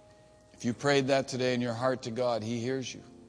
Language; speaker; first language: English; native; English